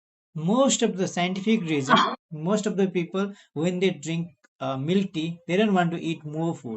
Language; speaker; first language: English; non-native, learner; Nepali